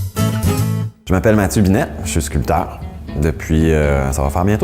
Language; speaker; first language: French; native; French